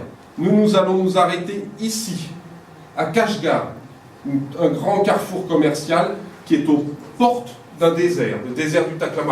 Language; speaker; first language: French; native; French